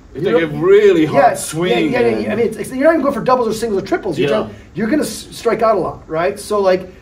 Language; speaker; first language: English; early bilingual, other home language; Polish